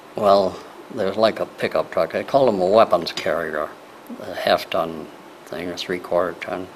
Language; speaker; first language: English; native; English